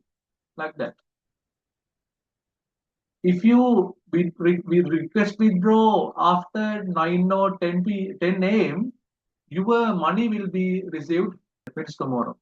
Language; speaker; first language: English; non-native, local second language; Sinhala